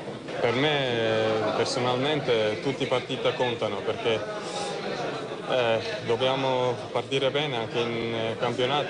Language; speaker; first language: Italian; non-native, fluent; Turkish